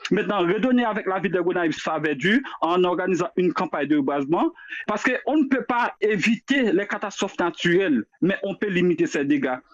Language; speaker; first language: French; non-native, local second language; Haitian Creole